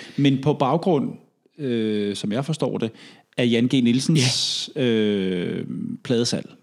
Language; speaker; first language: Danish; native; Danish